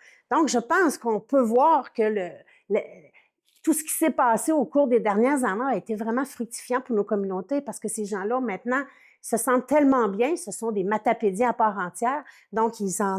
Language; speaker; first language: French; native; French